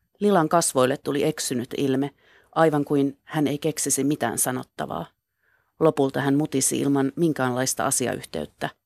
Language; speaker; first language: Finnish; native; Finnish